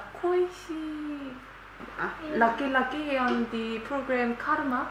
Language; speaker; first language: Indonesian; non-native, learner; Korean